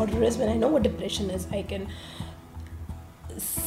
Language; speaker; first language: English; non-native, local second language; Hindi